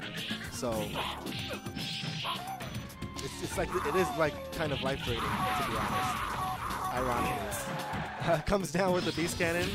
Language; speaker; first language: English; native; English